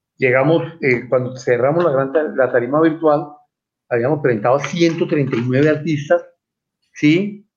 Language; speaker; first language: Spanish; native; Spanish